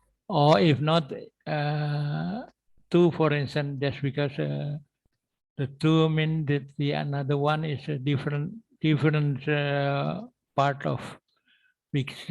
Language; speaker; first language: English; non-native, learner; Indonesian